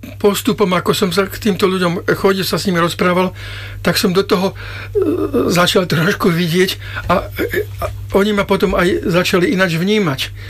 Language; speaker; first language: Slovak; native; Slovak